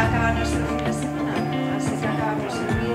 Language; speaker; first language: Spanish; native; Spanish